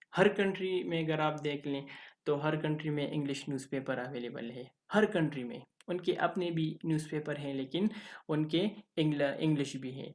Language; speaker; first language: Urdu; non-native, local second language; Pashto